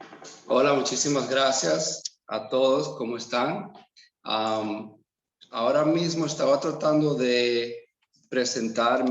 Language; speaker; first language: Spanish; early bilingual, heritage; Spanish